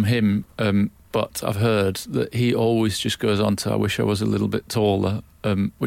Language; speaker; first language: English; native; English